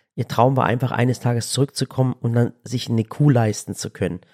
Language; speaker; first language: German; early bilingual, other home language; Turkish